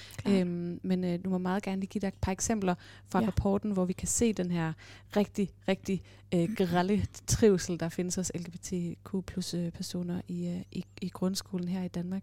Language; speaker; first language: Danish; native; Danish